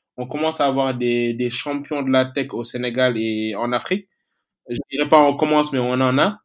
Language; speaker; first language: French; non-native, local second language; Wolof